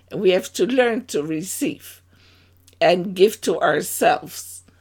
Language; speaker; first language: English; non-native, fluent; Dutch